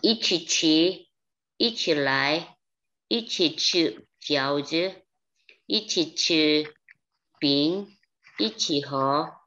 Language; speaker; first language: Chinese; non-native, learner; Korean